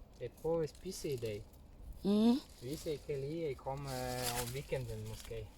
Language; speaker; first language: Danish; non-native, learner; Ukrainian